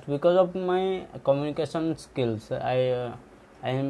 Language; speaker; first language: English; non-native, local second language; Odia